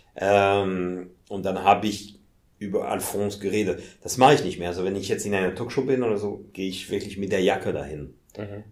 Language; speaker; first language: German; non-native, fluent; French